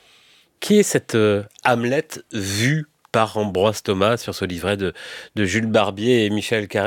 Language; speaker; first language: French; native; French